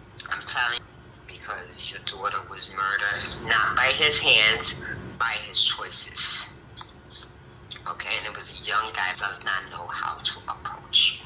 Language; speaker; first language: English; early bilingual, other home language; Spanish